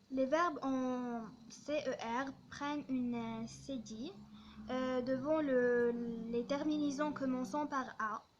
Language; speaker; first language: French; non-native, local second language; Arabic